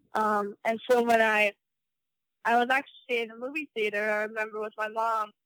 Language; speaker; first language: English; native; English